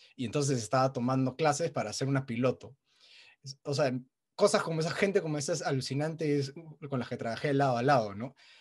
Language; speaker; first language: Spanish; native; Spanish